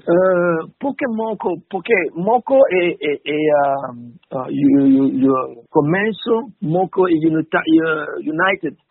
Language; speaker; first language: Portuguese; non-native, learner; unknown